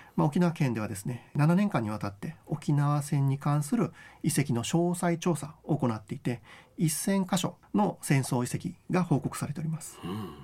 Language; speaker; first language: Japanese; native; Japanese